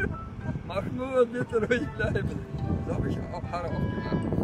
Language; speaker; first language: German; non-native, fluent; Russian